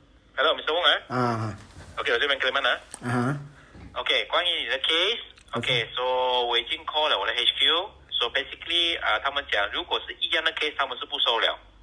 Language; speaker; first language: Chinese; native; Chinese